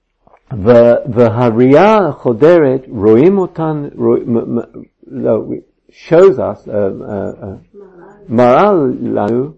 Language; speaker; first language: Hebrew; non-native, fluent; English